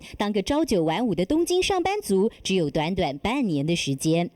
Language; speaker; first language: Chinese; native; Chinese